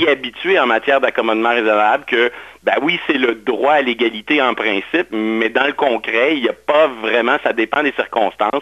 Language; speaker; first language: French; native; French